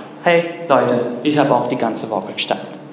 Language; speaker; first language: German; non-native, fluent; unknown